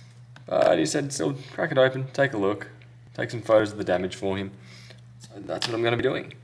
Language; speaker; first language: English; native; English